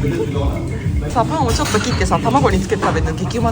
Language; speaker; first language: Japanese; native; Japanese